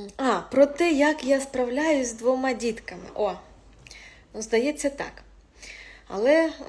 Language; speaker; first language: Ukrainian; non-native, local second language; Russian